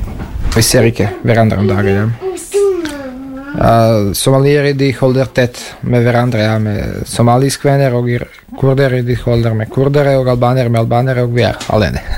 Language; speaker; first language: Norwegian; non-native, learner; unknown